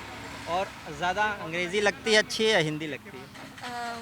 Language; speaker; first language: Hindi; native; Hindi